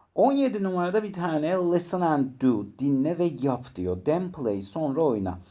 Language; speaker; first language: Turkish; native; Turkish